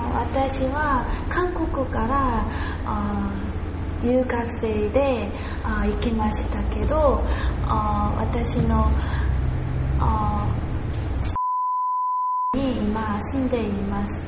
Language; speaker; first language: Japanese; non-native, learner; Korean